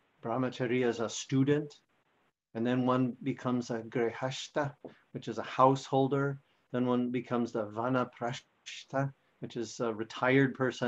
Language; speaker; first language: English; native; English